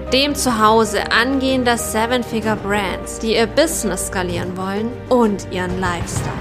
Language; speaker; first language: German; native; German